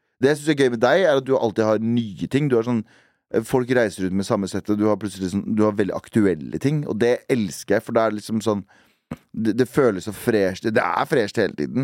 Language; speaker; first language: Norwegian; early bilingual, other home language; Central Kurdish